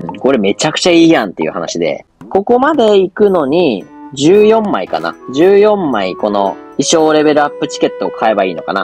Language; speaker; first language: Japanese; native; Japanese